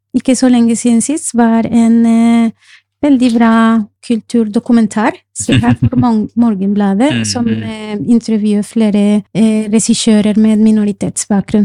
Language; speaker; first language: Norwegian; non-native, fluent; Spanish